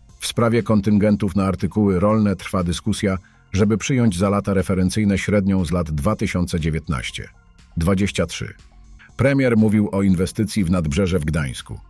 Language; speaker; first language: Polish; native; Polish